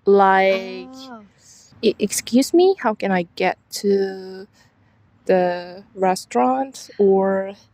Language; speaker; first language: English; non-native, fluent; Korean